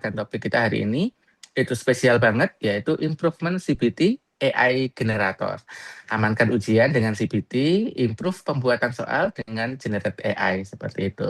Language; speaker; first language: Indonesian; native; Indonesian